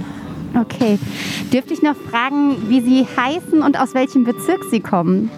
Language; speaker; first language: German; native; German